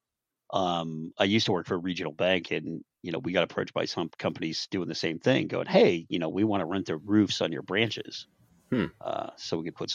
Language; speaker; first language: English; native; English